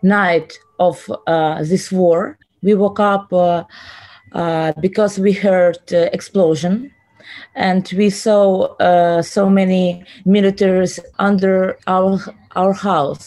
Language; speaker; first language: English; non-native, learner; Ukrainian